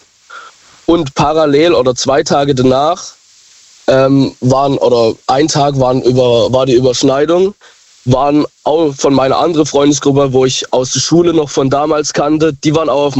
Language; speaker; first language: German; native; German